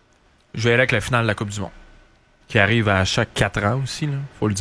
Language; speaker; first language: French; native; French